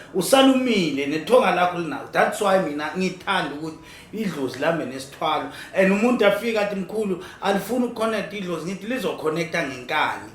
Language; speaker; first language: Zulu; non-native, local second language; Northern Sotho